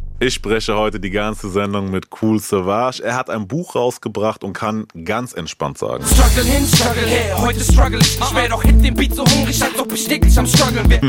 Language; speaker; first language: German; native; German